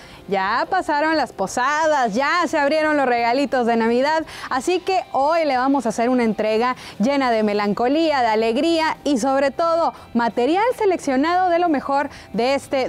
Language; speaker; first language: Spanish; native; Spanish